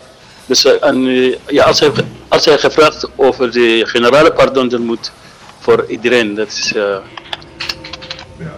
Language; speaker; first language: Dutch; non-native, fluent; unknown